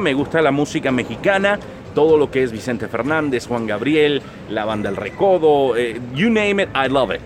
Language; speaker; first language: Spanish; early bilingual, heritage; Spanish